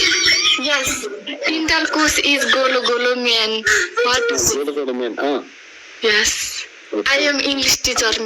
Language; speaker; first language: English; non-native, learner; Nepali